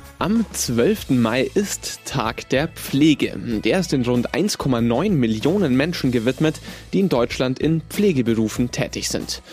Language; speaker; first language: German; native; German